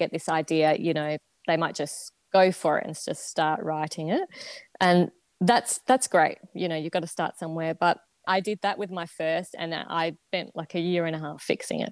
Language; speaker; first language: English; native; English